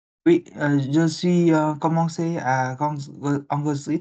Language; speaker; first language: French; non-native, learner; Vietnamese